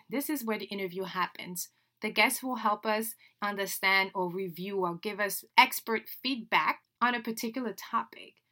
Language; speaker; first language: English; non-native, fluent; French